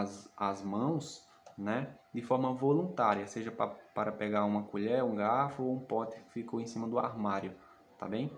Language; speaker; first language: Portuguese; native; Portuguese